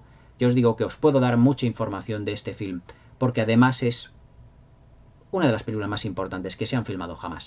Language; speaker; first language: Spanish; native; Spanish